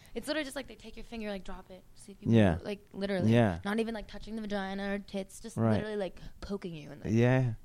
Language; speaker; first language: English; native; English